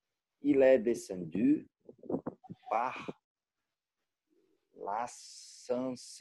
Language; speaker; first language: French; non-native, learner; Portuguese